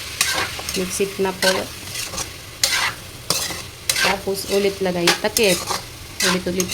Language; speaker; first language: Filipino; non-native, learner; Punjabi